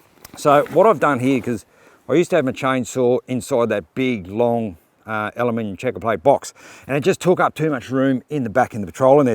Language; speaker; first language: English; native; English